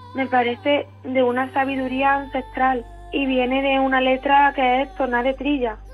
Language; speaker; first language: Spanish; native; Spanish